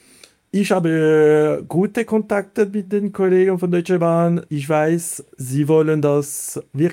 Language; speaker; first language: German; non-native, fluent; Italian